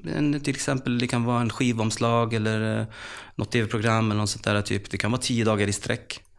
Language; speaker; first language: Swedish; early bilingual, other home language; Arabic